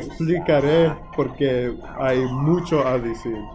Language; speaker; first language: Spanish; non-native, learner; English